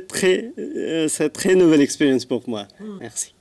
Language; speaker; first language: French; non-native, learner; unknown